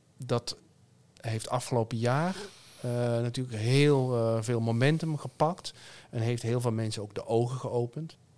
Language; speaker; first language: Dutch; native; Dutch